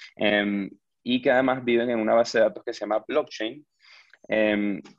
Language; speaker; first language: Spanish; native; Spanish